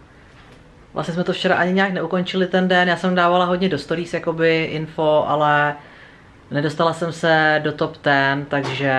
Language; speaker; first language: Czech; native; Czech